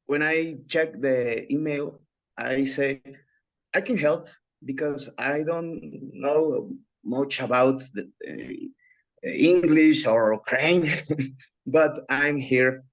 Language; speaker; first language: English; non-native, learner; Spanish